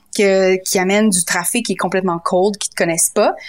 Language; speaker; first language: French; native; French